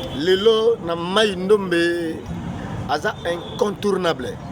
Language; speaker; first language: Lingala; non-native, local second language; Kituba (Democratic Republic of Congo)